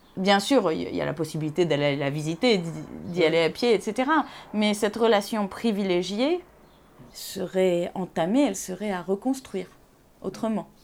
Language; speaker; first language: French; non-native, local second language; Arabic